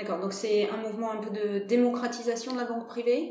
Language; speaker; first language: French; native; French